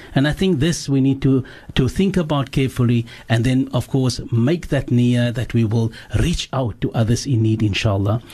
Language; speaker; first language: English; early bilingual, other home language; Afrikaans